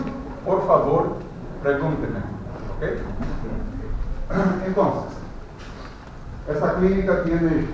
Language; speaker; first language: Spanish; non-native, fluent; Portuguese